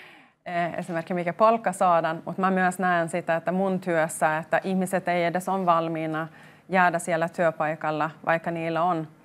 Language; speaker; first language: Finnish; non-native, local second language; Swedish